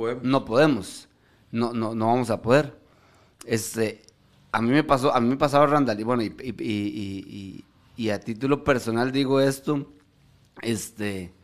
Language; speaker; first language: Spanish; native; Spanish